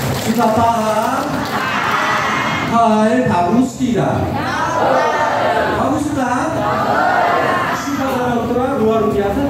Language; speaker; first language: Indonesian; non-native, learner; Korean